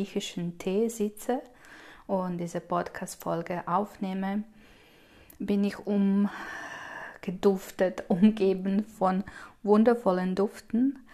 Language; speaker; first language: German; non-native, fluent; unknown